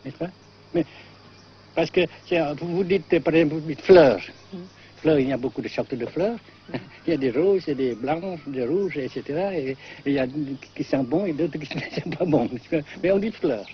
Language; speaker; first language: French; non-native, local second language; Vietnamese